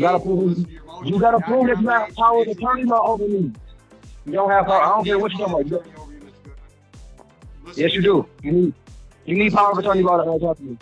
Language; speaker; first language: English; native; English